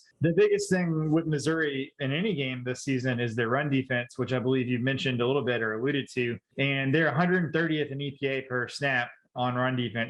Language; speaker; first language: English; native; English